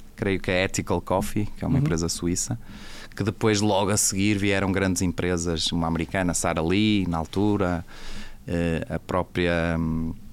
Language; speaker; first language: Portuguese; native; Portuguese